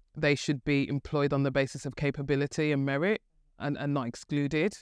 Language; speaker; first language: English; native; English